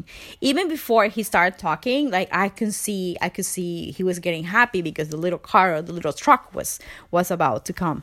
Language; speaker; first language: English; non-native, fluent; Spanish